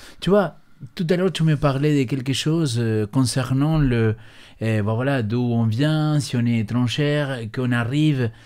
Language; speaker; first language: French; non-native, fluent; Spanish